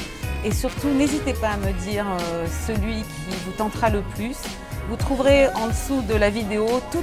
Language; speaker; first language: French; native; French